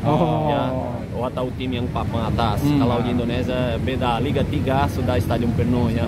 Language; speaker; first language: Indonesian; non-native, fluent; Portuguese